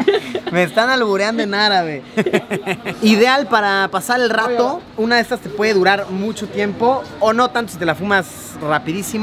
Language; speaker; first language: Spanish; native; Spanish